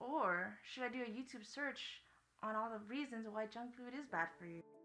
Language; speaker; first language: English; native; English